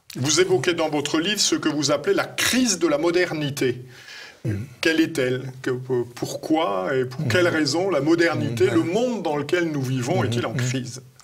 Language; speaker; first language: French; native; French